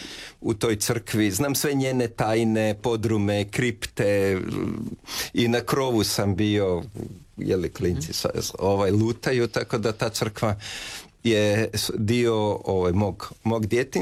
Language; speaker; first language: Serbian; native; Serbian